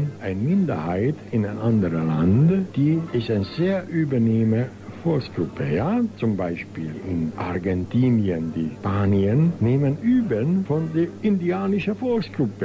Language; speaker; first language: German; non-native, local second language; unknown